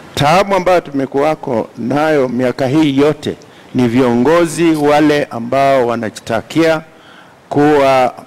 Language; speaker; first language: Swahili; non-native, local second language; Luyia